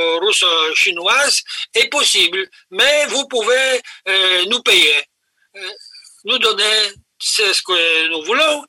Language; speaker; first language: French; non-native, fluent; Polish